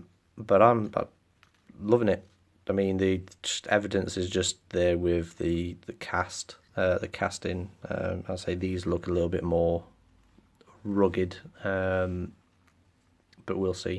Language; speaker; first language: English; native; English